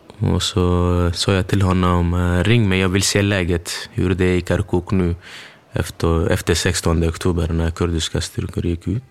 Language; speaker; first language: Swedish; early bilingual, other home language; Kurdish